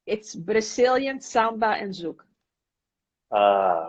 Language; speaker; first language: English; non-native, fluent; Dutch